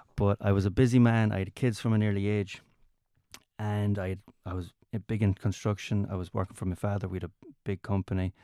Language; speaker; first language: English; native; English